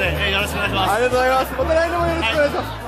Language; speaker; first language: Japanese; native; Japanese